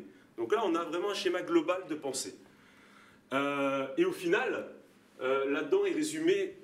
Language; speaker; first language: French; native; French